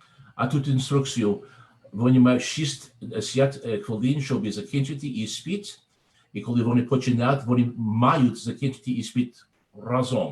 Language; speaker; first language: Ukrainian; non-native, learner; English